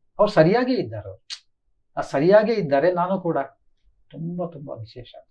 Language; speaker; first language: Kannada; native; Kannada